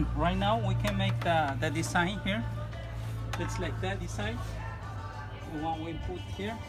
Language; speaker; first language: English; non-native, learner; Spanish